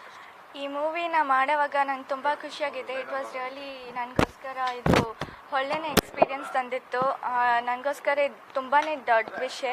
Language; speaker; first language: Kannada; non-native, fluent; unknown